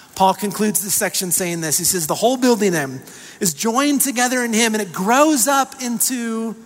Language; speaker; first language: English; native; English